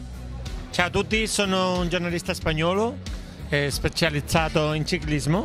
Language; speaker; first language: Italian; non-native, learner; Spanish